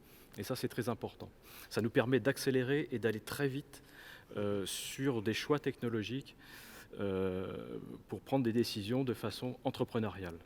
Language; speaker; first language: French; native; French